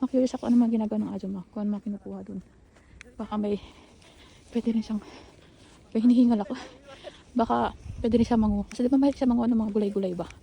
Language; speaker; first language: Filipino; native; Filipino